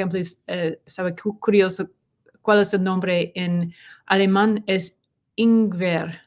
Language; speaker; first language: Spanish; non-native, learner; English